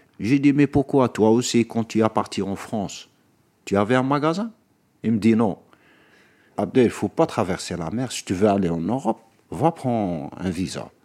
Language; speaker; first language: French; non-native, local second language; Arabic